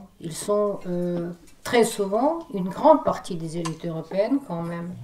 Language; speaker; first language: French; non-native, fluent; Russian